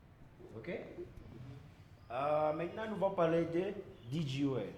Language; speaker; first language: French; non-native, learner; Portuguese